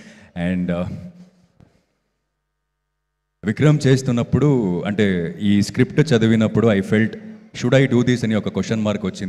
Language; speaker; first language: Telugu; non-native, local second language; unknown